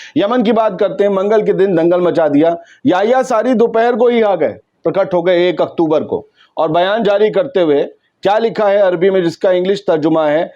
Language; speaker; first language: Urdu; native; Urdu